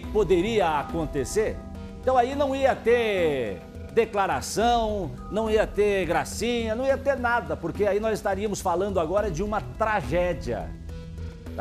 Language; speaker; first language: Portuguese; native; Portuguese